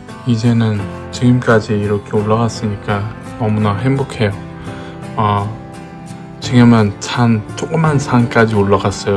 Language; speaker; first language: Korean; non-native, fluent; Uzbek